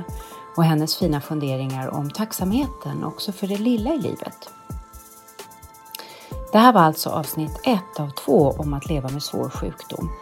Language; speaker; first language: Swedish; native; Swedish